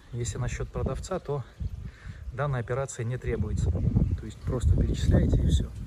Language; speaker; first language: Russian; native; Russian